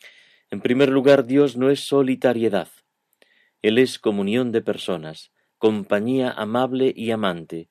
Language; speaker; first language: Spanish; native; Spanish